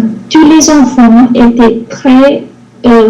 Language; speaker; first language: French; non-native, learner; English